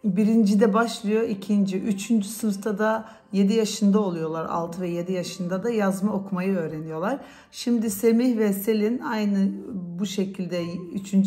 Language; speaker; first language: Turkish; early bilingual, heritage; Turkish